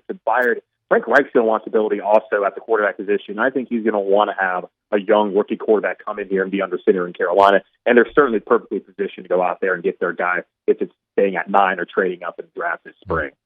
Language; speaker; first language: English; native; English